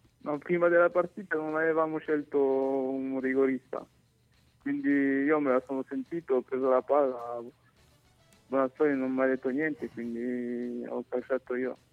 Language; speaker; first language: Italian; non-native, fluent; French